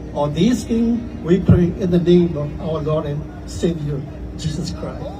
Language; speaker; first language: English; non-native, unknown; Tedim Chin